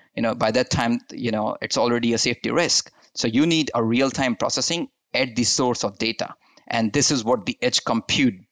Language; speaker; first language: English; non-native, local second language; Hindi